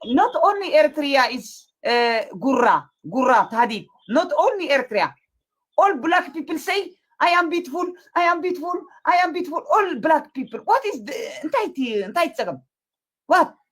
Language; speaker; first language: English; non-native, learner; Tigrinya